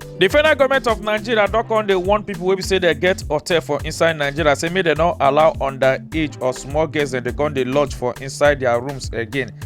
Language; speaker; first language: Nigerian Pidgin; native; Nigerian Pidgin